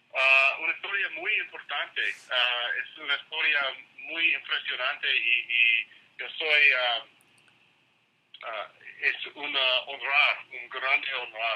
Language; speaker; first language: Spanish; non-native, learner; English